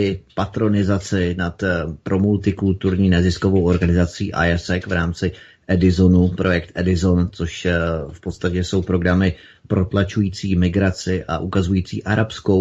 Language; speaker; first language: Czech; native; Czech